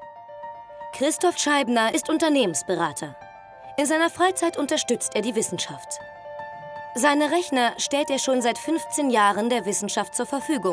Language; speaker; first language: German; native; German